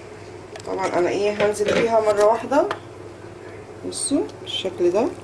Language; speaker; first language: Arabic; native; Arabic